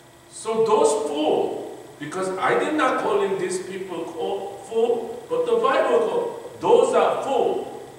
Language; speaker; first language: English; non-native, fluent; Korean